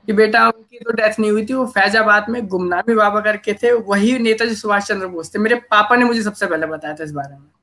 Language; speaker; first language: Hindi; native; Hindi